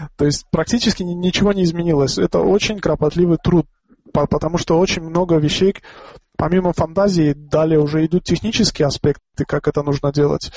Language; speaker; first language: Russian; non-native, local second language; Tajik